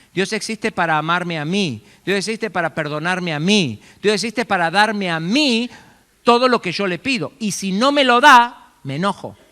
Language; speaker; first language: Spanish; native; Spanish